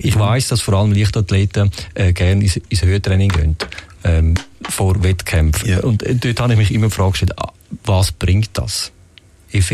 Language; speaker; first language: German; native; German